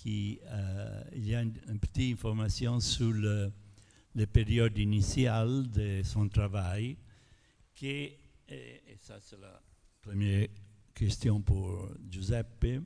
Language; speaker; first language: French; non-native, fluent; Italian